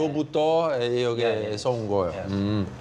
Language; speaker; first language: Korean; early bilingual, heritage; Italian